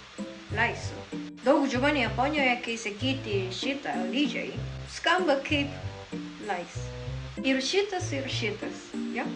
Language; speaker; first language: Lithuanian; non-native, learner; Japanese